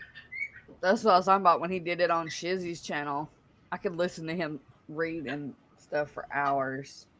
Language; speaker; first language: English; native; English